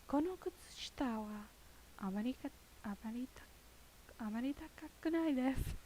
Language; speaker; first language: Japanese; non-native, learner; English